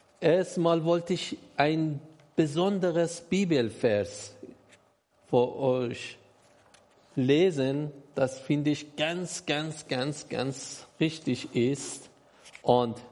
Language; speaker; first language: German; non-native, learner; Persian